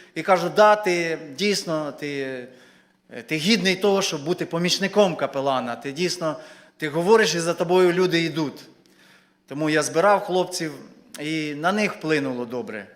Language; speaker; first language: Ukrainian; native; Ukrainian